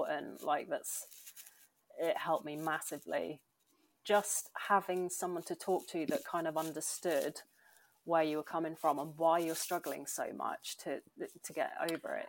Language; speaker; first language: English; native; English